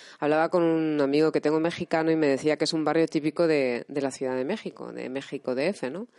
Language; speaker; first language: Spanish; native; Spanish